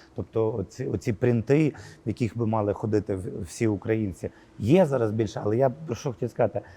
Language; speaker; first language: Ukrainian; native; Ukrainian